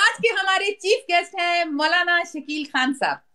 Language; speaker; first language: Hindi; non-native, local second language; Pashto